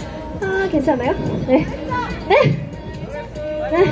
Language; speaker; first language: Korean; non-native, fluent; Chinese